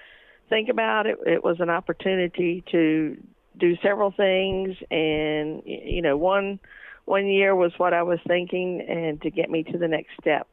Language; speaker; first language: English; native; English